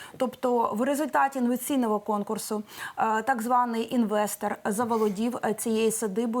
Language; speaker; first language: Ukrainian; native; Ukrainian